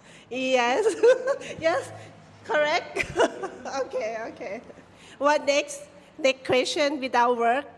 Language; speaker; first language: English; non-native, learner; Thai